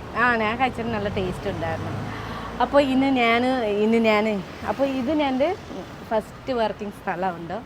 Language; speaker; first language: Malayalam; non-native, learner; Nepali